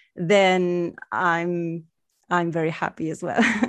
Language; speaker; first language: English; non-native, fluent; Spanish